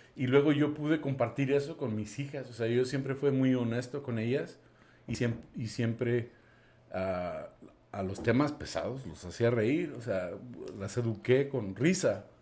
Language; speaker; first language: Spanish; non-native, fluent; English